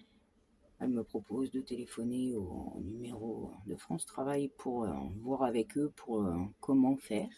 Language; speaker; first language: French; native; French